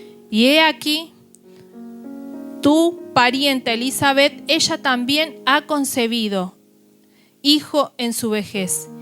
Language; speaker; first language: Spanish; native; Spanish